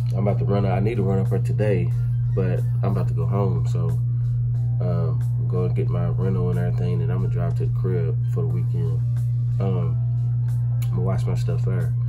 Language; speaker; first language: English; native; English